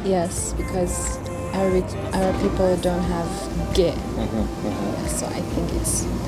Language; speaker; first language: English; non-native, fluent; Persian